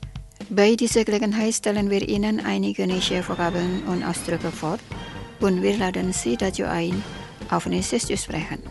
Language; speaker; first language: German; non-native, fluent; Indonesian